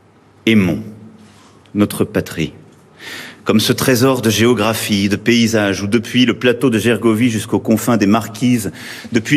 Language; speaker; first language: French; native; French